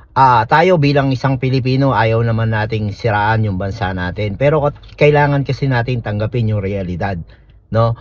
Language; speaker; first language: Filipino; native; Filipino